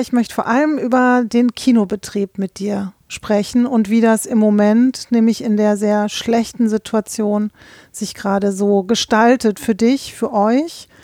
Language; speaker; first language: German; native; German